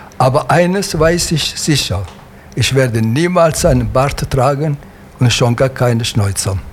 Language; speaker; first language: German; non-native, fluent; Italian